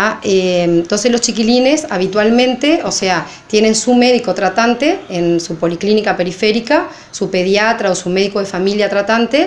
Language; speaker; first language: Spanish; native; Spanish